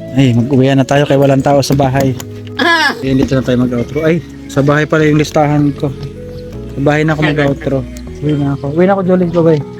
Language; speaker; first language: Filipino; non-native, local second language; Waray